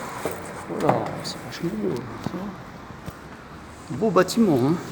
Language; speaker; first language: French; native; French